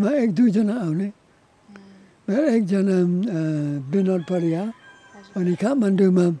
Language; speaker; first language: Nepali; non-native, learner; English